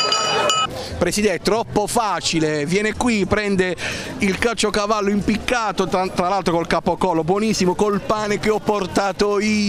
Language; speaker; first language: Italian; native; Italian